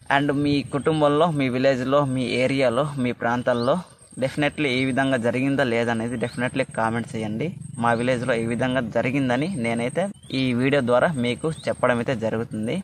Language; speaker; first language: Telugu; non-native, local second language; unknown